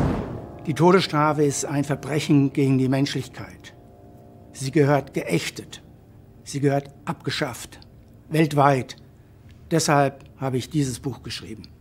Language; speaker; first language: German; native; German